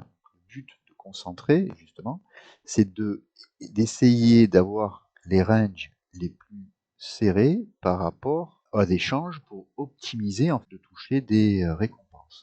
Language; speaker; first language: French; native; French